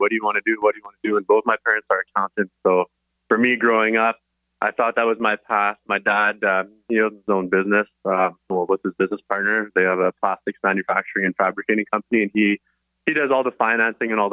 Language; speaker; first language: English; native; English